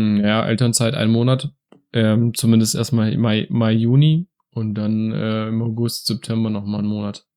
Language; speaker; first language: German; native; German